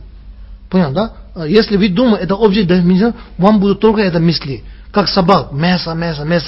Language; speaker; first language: Russian; non-native, learner; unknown